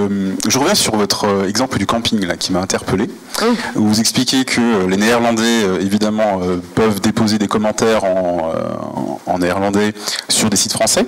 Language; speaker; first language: French; native; French